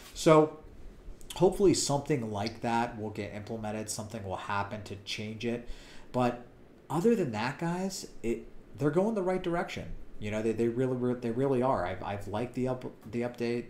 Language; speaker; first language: English; native; English